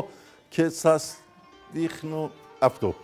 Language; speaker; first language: Greek; non-native, fluent; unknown